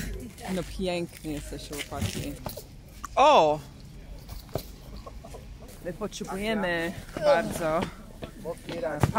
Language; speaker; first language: Polish; non-native, fluent; English